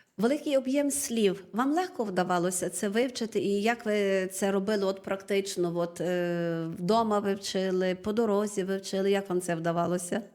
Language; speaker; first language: Ukrainian; native; Ukrainian